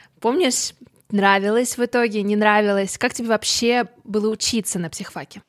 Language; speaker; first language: Russian; native; Russian